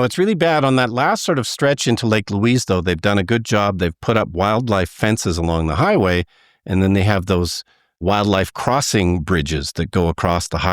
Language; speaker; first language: English; native; English